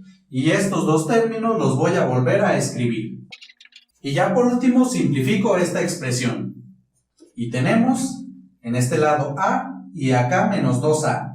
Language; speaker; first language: Spanish; native; Spanish